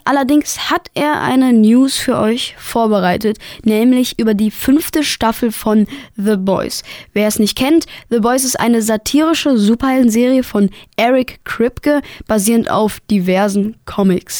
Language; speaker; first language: German; native; German